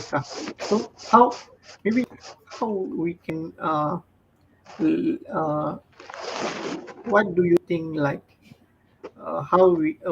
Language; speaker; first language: English; non-native, fluent; Malay